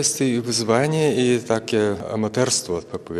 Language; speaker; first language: Polish; non-native, fluent; Lithuanian